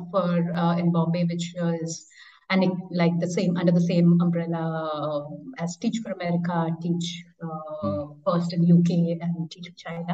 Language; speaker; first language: English; non-native, local second language; Bangla